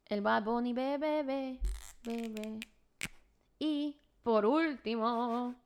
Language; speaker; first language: Spanish; native; Spanish